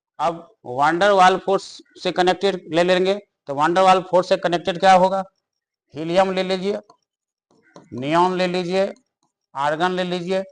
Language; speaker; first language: Hindi; native; Hindi